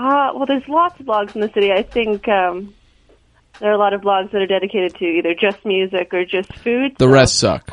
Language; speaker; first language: English; native; English